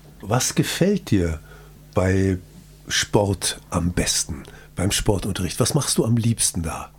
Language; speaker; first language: German; native; German